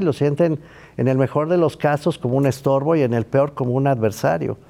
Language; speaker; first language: Spanish; native; Spanish